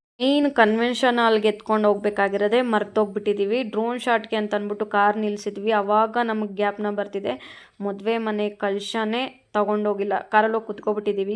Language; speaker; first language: Kannada; non-native, local second language; Telugu